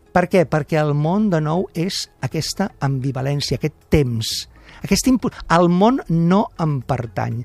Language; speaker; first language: Catalan; native; Catalan